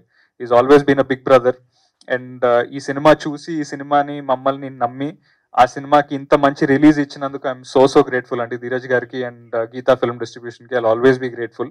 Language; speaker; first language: Telugu; native; Telugu